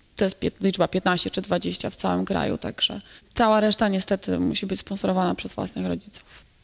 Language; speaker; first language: Polish; native; Polish